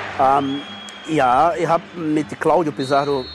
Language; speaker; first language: German; non-native, learner; Portuguese